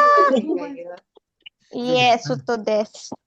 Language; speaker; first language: Japanese; non-native, learner; Filipino